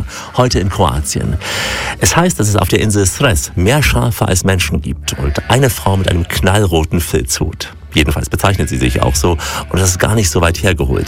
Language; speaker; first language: German; native; German